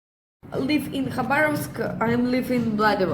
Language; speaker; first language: English; non-native, learner; Russian